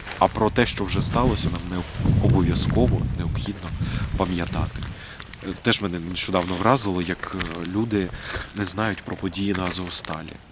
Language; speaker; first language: Ukrainian; non-native, local second language; Russian